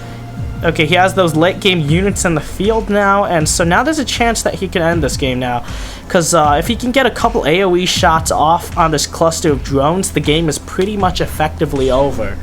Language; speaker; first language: English; native; English